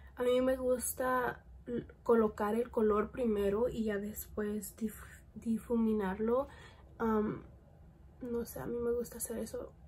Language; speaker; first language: Spanish; early bilingual, heritage; Spanish